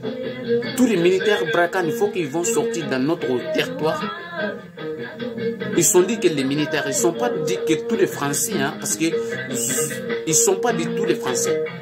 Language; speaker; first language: French; non-native, learner; Bambara